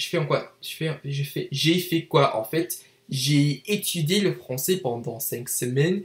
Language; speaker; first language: French; non-native, learner; English